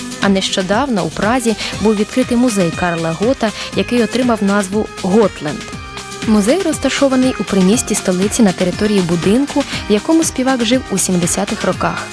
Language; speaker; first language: Ukrainian; native; Ukrainian